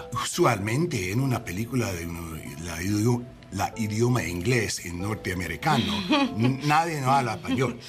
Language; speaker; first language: Spanish; non-native, learner; English